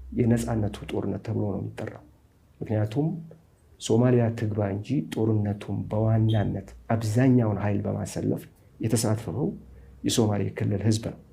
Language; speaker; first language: Amharic; non-native, local second language; Somali